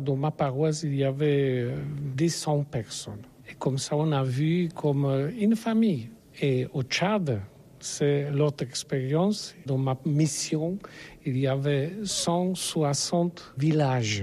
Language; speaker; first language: French; non-native, learner; Polish